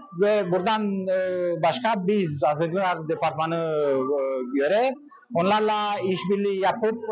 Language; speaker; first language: Turkish; non-native, learner; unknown